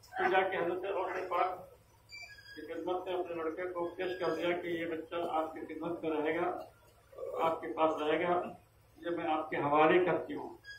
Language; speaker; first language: Urdu; native; Urdu